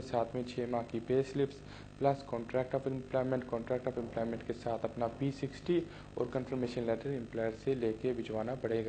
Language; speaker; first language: Urdu; native; Urdu